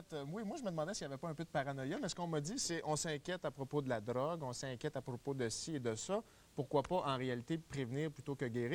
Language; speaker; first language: French; native; French